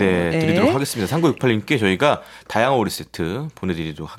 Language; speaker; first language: Korean; native; Korean